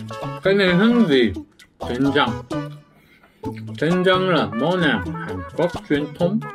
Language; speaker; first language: Vietnamese; non-native, learner; Korean